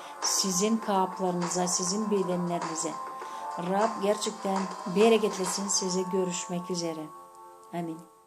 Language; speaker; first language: Turkish; non-native, fluent; Gagauz